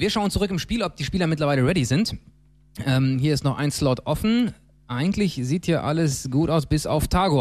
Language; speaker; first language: German; native; German